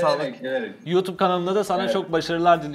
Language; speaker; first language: Turkish; native; Turkish